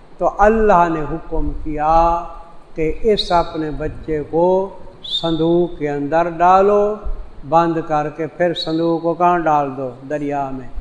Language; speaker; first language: Urdu; non-native, local second language; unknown